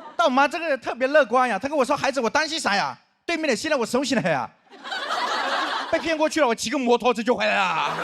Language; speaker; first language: Chinese; non-native, local second language; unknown